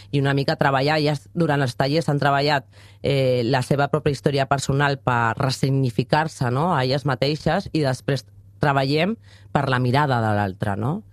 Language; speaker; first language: Catalan; non-native, fluent; Spanish